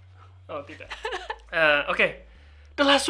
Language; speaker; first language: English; non-native, learner; Indonesian